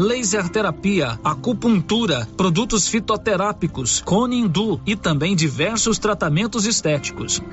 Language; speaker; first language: Portuguese; native; Portuguese